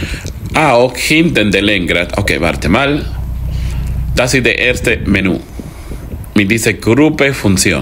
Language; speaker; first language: German; non-native, learner; Spanish